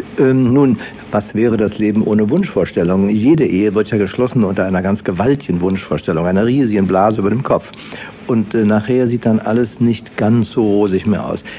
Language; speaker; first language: German; native; German